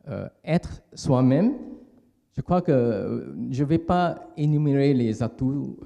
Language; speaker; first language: French; non-native, fluent; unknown